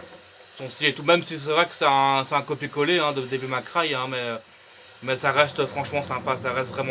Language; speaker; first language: French; native; French